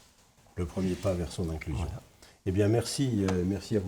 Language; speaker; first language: French; native; French